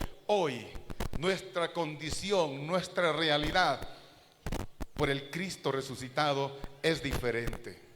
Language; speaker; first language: Spanish; native; Spanish